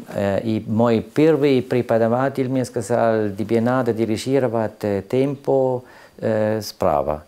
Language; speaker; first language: Russian; non-native, learner; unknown